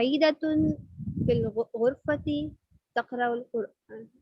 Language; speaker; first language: Arabic; non-native, learner; Urdu